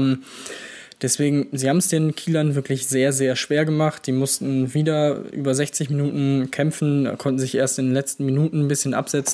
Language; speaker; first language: German; native; German